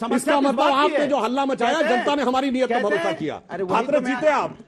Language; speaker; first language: Hindi; native; Hindi